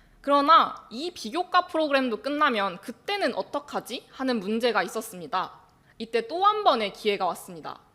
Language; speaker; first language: Korean; native; Korean